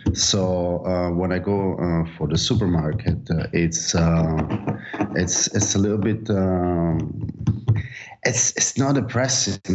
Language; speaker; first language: English; non-native, fluent; Italian